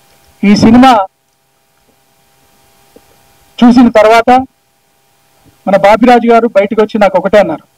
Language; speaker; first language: Telugu; native; Telugu